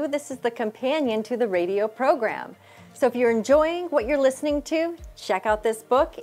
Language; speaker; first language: English; native; English